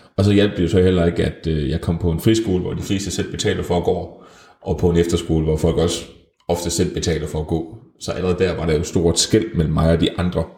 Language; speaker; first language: Danish; native; Danish